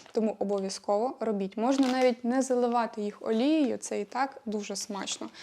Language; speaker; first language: Ukrainian; non-native, local second language; Russian